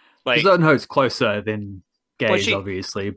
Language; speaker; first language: English; native; English